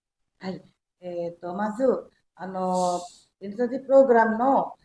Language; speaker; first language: Japanese; non-native, learner; Indonesian